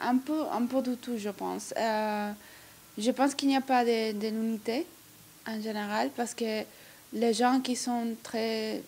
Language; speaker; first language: French; non-native, learner; Italian